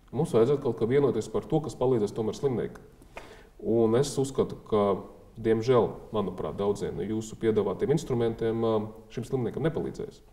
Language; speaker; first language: Latvian; non-native, local second language; Russian